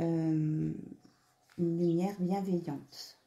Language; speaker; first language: French; native; French